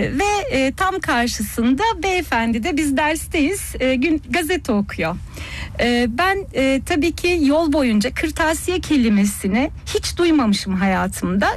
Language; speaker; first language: Turkish; early bilingual, heritage; Turkish